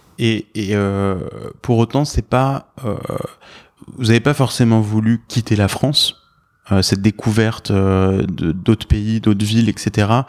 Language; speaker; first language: French; native; French